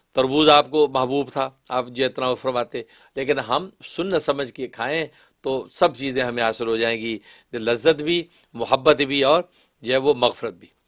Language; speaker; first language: Urdu; non-native, local second language; Kashmiri